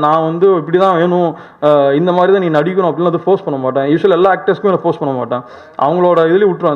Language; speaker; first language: Tamil; native; Tamil